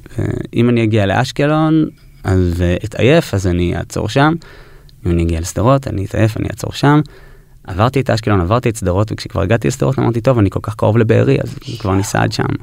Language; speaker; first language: Hebrew; early bilingual, heritage; Hebrew